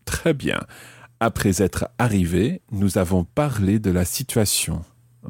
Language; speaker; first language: French; non-native, fluent; English